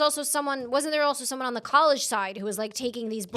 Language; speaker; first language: English; native; English